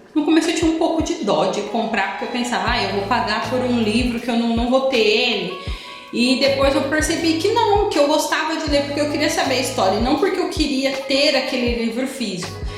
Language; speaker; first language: Portuguese; native; Portuguese